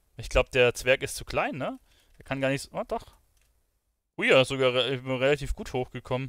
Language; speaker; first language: German; native; German